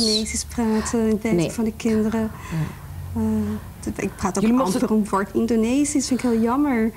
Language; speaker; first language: Dutch; early bilingual, other home language; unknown